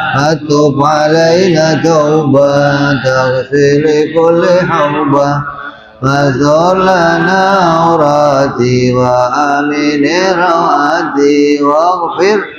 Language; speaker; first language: Arabic; non-native, fluent; Indonesian